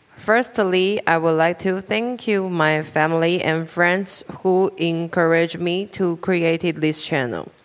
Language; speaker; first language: English; non-native, learner; Chinese